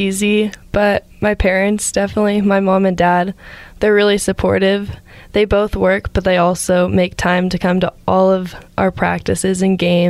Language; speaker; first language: English; native; English